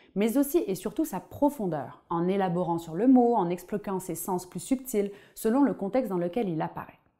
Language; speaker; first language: French; native; French